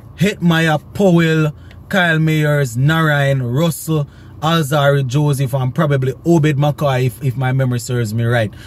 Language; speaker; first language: English; native; English